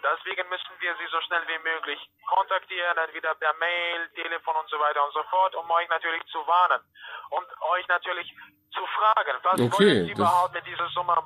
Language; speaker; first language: German; non-native, fluent; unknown